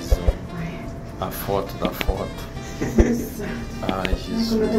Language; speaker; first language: Portuguese; native; Portuguese